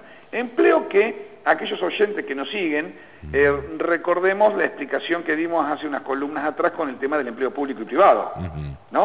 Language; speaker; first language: Spanish; native; Spanish